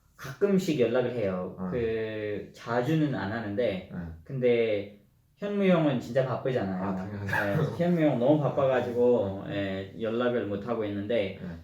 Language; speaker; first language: Korean; non-native, fluent; Urdu